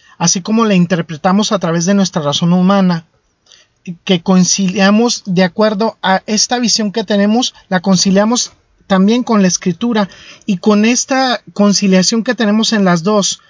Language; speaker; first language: Spanish; native; Spanish